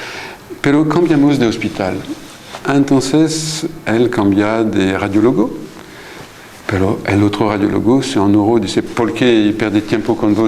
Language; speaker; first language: Spanish; non-native, fluent; French